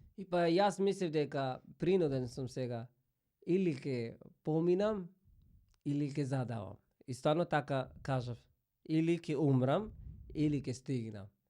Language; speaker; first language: Macedonian; non-native, fluent; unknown